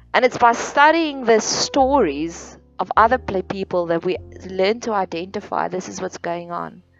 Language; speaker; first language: English; non-native, local second language; Afrikaans